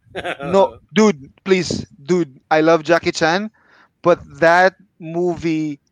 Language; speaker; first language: English; non-native, local second language; Filipino